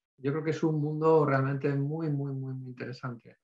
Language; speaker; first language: Spanish; native; Spanish